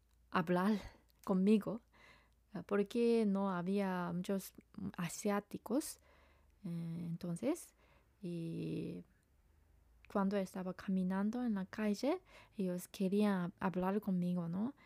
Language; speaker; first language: Spanish; non-native, learner; Japanese